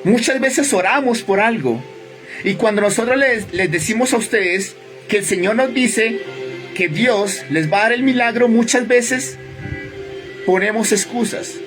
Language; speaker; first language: Spanish; native; Spanish